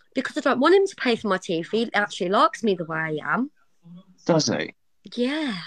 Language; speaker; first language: English; native; English